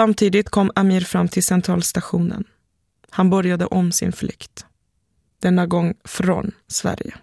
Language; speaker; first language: Swedish; early bilingual, other home language; Persian